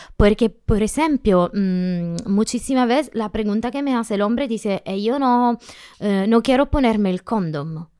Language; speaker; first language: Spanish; non-native, learner; Italian